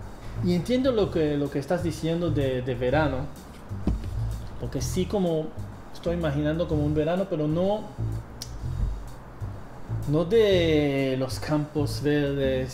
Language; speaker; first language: Spanish; non-native, fluent; English